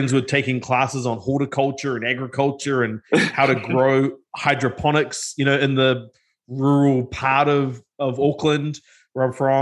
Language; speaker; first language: English; native; English